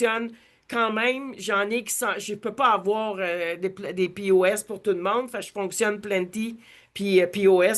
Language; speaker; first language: French; native; French